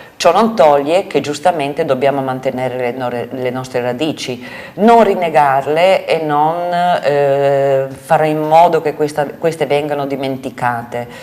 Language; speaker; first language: Italian; native; Italian